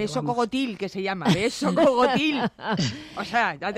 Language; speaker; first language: Spanish; native; Spanish